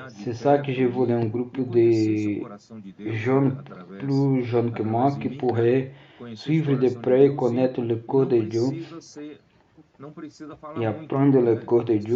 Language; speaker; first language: French; non-native, learner; Portuguese